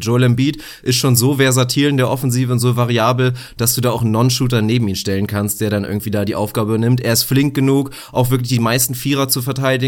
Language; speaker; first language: German; native; German